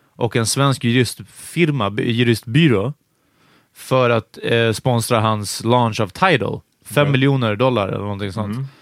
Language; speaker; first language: Swedish; early bilingual, other home language; Hungarian